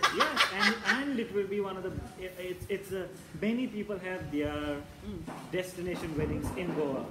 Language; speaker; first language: English; non-native, local second language; Konkani